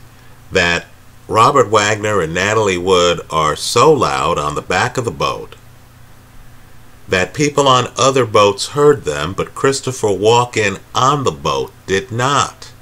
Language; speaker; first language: English; native; English